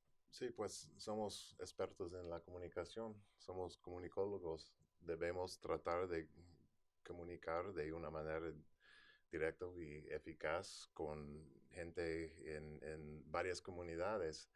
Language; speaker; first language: Spanish; non-native, fluent; English